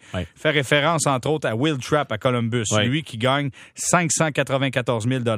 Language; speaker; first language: French; native; French